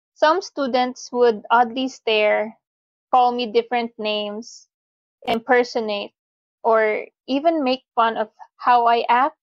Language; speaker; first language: English; non-native, local second language; Filipino